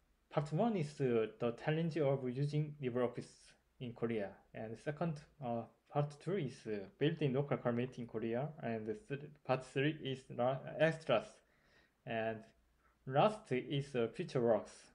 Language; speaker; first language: English; non-native, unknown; Korean